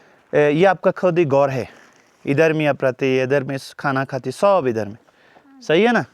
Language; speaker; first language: Hindi; non-native, learner; Bangla